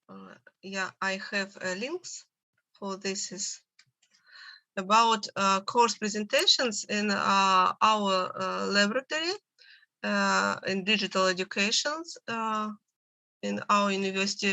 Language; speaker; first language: English; non-native, learner; Russian